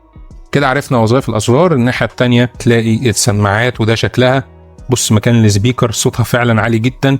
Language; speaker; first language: Arabic; native; Arabic